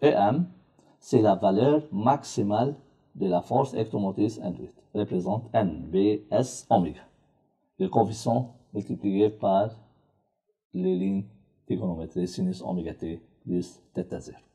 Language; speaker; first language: French; non-native, local second language; Arabic